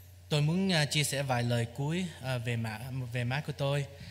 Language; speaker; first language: Vietnamese; early bilingual, heritage; Vietnamese